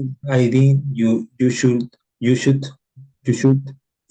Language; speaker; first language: English; non-native, learner; Spanish